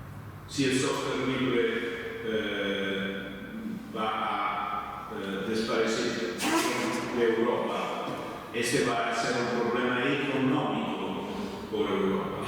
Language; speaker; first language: Spanish; non-native, fluent; Italian